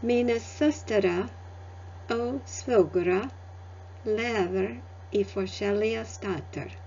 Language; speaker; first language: Swedish; non-native, learner; English